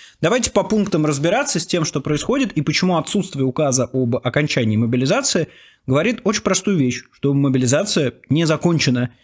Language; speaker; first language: Russian; native; Russian